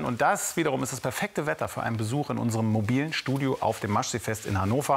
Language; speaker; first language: German; native; German